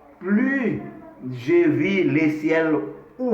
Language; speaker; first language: French; non-native, local second language; Haitian Creole